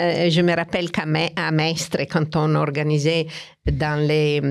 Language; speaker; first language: French; non-native, fluent; Italian